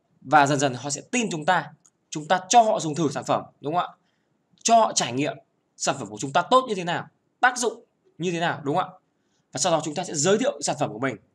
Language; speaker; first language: Vietnamese; native; Vietnamese